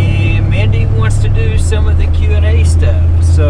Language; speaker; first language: English; native; English